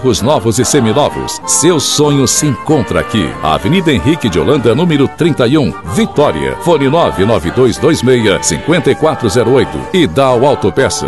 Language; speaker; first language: Portuguese; native; Portuguese